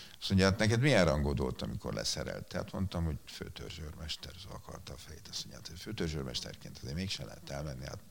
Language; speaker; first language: Hungarian; native; Hungarian